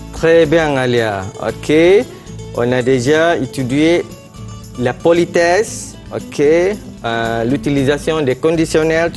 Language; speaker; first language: French; non-native, fluent; Malay